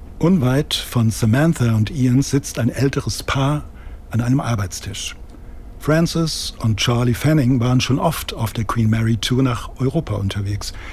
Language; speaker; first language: German; native; German